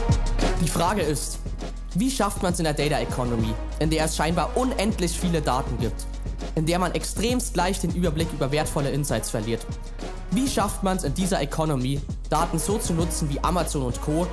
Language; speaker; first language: German; native; German